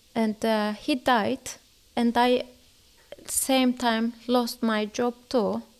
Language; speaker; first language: English; non-native, learner; Turkish